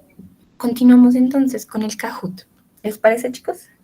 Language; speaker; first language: Spanish; native; Spanish